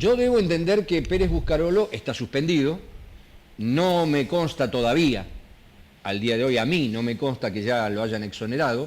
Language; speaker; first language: Spanish; native; Spanish